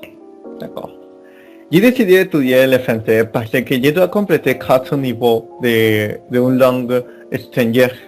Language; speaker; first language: French; non-native, learner; Spanish